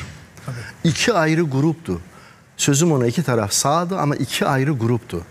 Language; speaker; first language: Turkish; native; Turkish